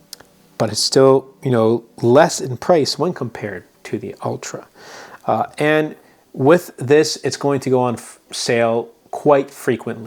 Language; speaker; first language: English; native; English